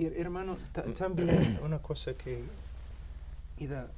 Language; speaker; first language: Spanish; non-native, fluent; English